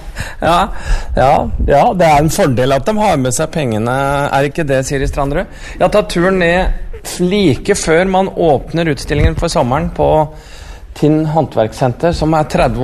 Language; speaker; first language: Norwegian; native; Norwegian